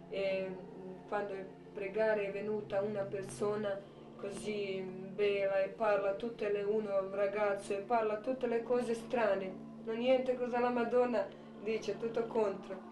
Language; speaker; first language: Italian; non-native, learner; Croatian